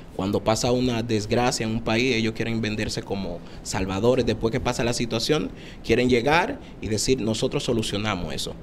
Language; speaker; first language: Spanish; non-native, fluent; Haitian Creole